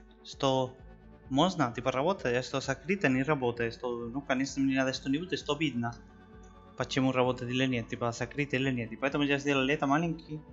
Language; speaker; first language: Russian; non-native, learner; Spanish